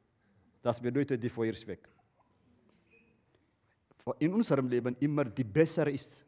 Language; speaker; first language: German; non-native, learner; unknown